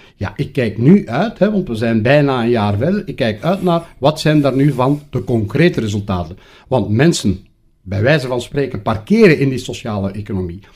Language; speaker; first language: Dutch; native; Dutch